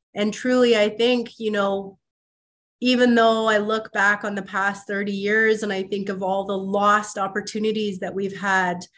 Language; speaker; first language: English; native; English